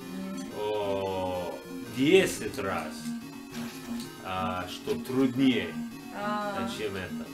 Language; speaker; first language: Russian; non-native, learner; English